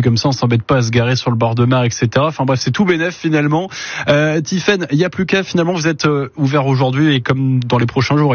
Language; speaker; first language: French; native; French